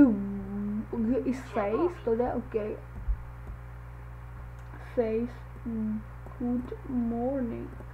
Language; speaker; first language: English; non-native, learner; Czech